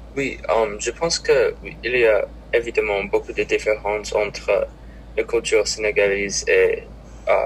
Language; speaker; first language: French; non-native, learner; English